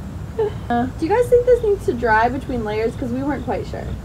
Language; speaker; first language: English; native; English